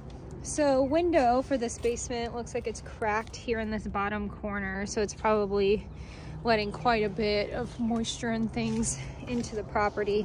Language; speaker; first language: English; native; English